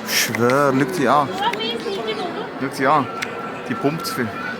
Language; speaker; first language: German; non-native, local second language; Croatian